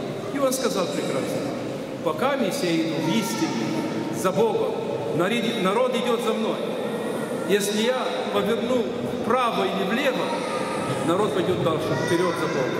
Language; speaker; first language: Russian; non-native, local second language; Ukrainian